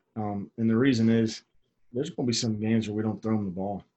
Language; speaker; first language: English; native; English